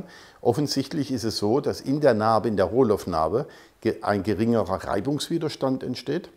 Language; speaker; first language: German; native; German